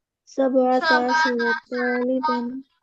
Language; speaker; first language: Arabic; non-native, learner; Bangla